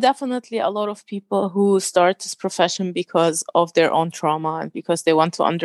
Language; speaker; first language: English; non-native, fluent; German